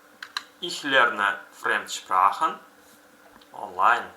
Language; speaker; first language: German; non-native, fluent; Uzbek